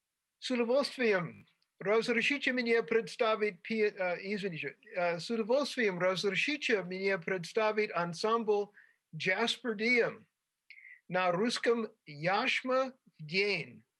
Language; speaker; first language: Russian; non-native, fluent; English